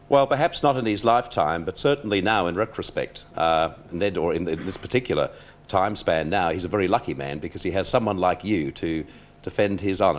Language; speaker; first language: English; native; English